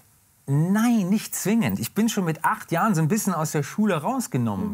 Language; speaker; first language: German; native; German